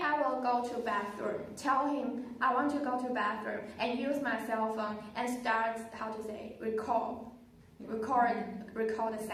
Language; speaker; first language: English; non-native, learner; Chinese